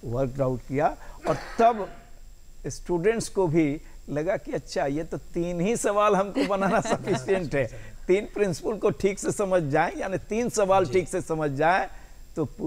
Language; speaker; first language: Hindi; native; Hindi